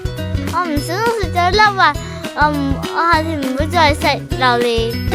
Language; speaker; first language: Chinese; native; Chinese